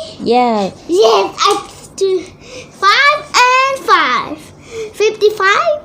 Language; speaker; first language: English; non-native, learner; Thai